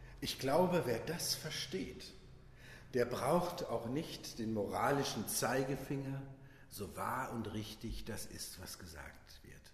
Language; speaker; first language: German; native; German